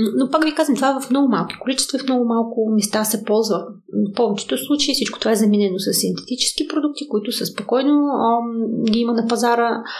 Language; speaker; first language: Bulgarian; early bilingual, heritage; Russian